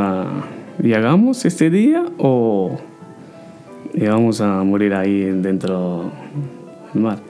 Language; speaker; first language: Spanish; non-native, fluent; Arabic